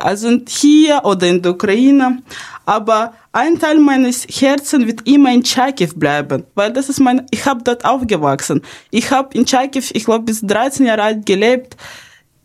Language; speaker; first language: German; early bilingual, other home language; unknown